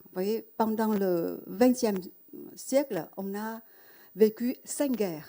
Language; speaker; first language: French; non-native, fluent; Vietnamese